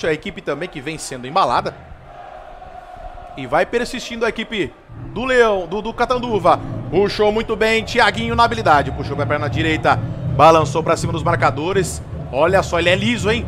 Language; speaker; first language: Portuguese; native; Portuguese